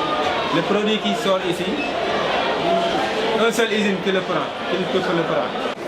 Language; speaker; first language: French; non-native, local second language; Wolof